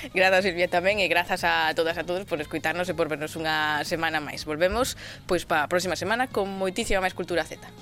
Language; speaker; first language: Galician; native; Galician